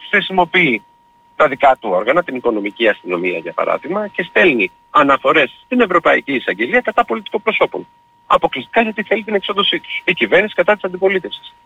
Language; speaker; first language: Greek; native; Greek